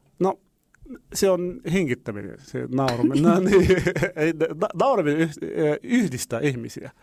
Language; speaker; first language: Finnish; non-native, fluent; Arabic